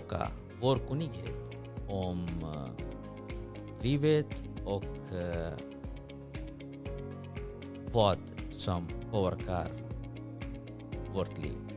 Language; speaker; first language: Swedish; non-native, fluent; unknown